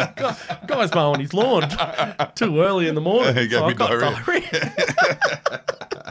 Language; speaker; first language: English; native; English